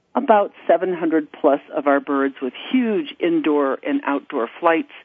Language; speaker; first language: English; native; English